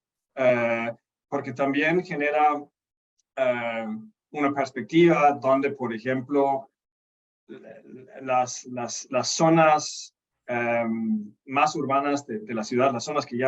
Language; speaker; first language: Spanish; non-native, fluent; Danish